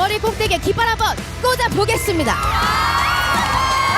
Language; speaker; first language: Korean; native; Korean